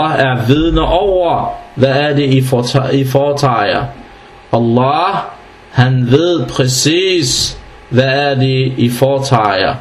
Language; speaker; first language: Danish; non-native, fluent; Arabic